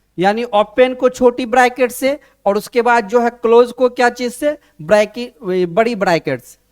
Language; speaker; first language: Hindi; native; Hindi